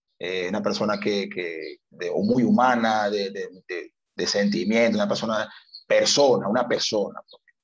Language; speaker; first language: Spanish; native; Spanish